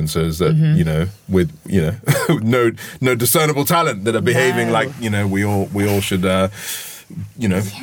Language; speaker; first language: English; non-native, local second language; Yoruba